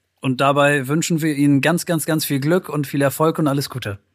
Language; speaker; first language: German; native; German